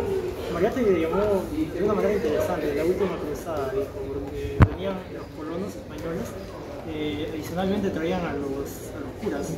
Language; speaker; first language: Spanish; native; Spanish